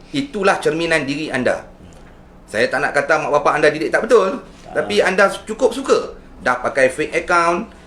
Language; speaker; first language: Malay; native; Malay